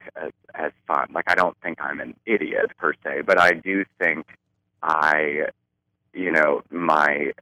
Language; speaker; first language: English; native; English